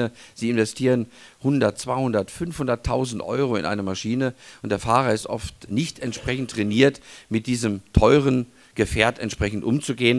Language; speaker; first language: German; native; German